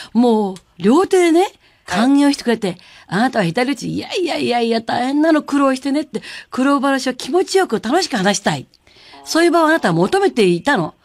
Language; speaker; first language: Japanese; native; Japanese